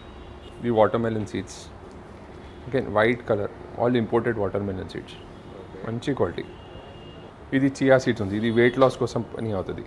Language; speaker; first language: Telugu; non-native, local second language; Hindi